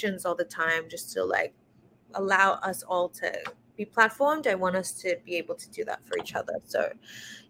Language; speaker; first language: English; native; English